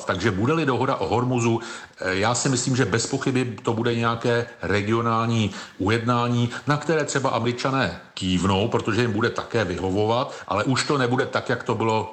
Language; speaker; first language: Czech; native; Czech